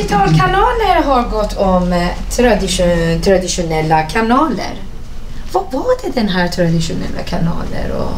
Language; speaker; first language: Swedish; non-native, fluent; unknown